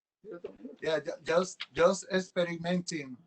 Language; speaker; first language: English; non-native, local second language; Spanish